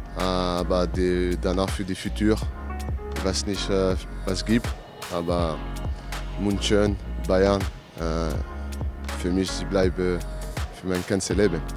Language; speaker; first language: German; non-native, learner; French